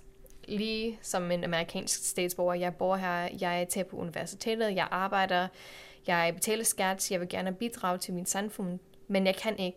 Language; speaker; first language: Danish; non-native, fluent; English